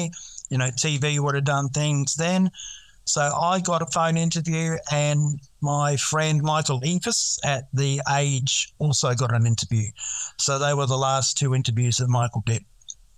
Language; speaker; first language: English; native; English